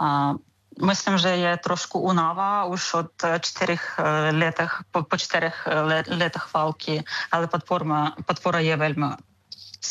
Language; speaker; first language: Czech; non-native, learner; Ukrainian